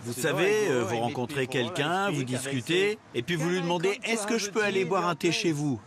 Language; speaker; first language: French; native; French